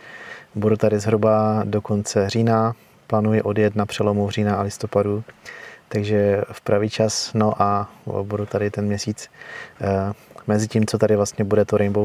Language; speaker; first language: Czech; native; Czech